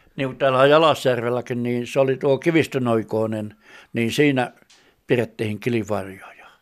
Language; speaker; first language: Finnish; native; Finnish